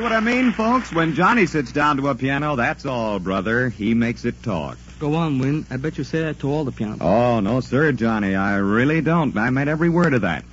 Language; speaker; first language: English; native; English